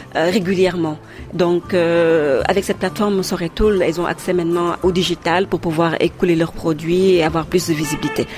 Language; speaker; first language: French; non-native, local second language; Wolof